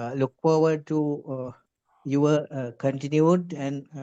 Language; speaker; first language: English; non-native, local second language; Sinhala